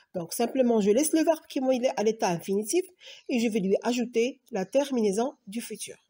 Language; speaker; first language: French; non-native, local second language; Arabic